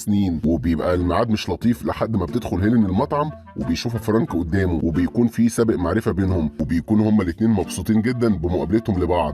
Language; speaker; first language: Arabic; native; Arabic